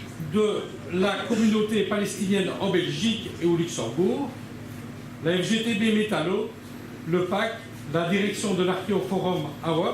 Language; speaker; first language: French; native; French